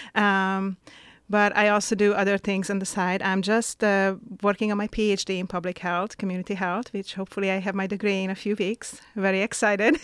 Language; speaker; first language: English; non-native, fluent; Hungarian